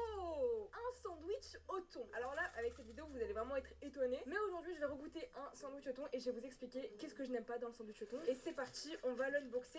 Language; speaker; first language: French; native; French